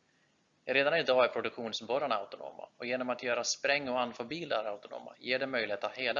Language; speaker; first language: Swedish; native; Swedish